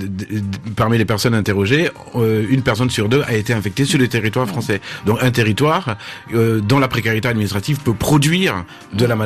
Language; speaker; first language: French; native; French